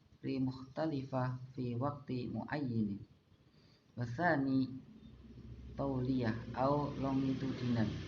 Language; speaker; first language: Arabic; non-native, learner; Indonesian